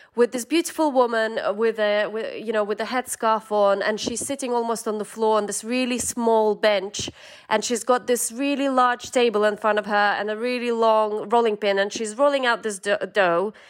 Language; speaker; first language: English; non-native, fluent; Russian